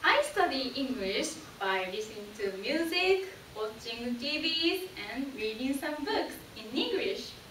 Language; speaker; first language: English; non-native, learner; Japanese